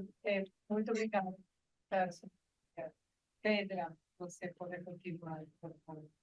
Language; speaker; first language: Portuguese; non-native, fluent; Spanish